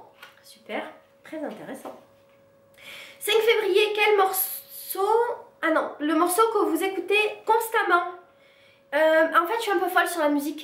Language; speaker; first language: French; native; French